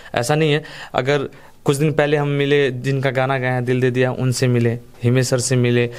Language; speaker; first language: Hindi; native; Hindi